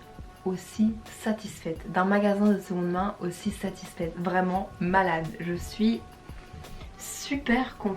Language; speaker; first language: French; native; French